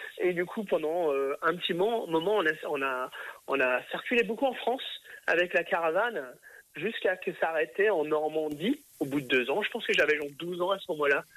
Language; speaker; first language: French; early bilingual, other home language; English